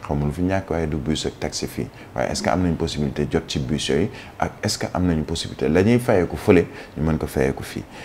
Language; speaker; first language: Wolof; native; Wolof